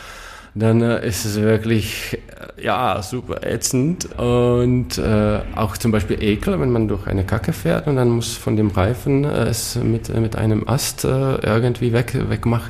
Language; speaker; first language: German; non-native, fluent; Czech